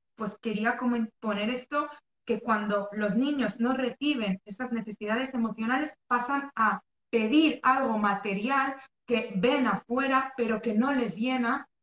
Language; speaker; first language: Spanish; early bilingual, other home language; Arabic